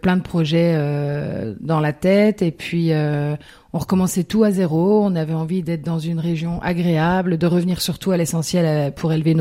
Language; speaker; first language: French; native; French